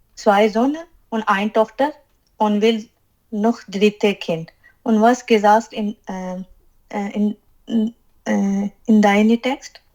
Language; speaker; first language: German; non-native, learner; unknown